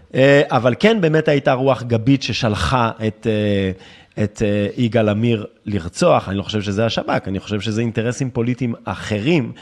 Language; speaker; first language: Hebrew; non-native, fluent; French